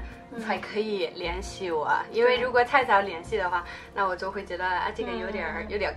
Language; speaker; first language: Chinese; non-native, fluent; Danish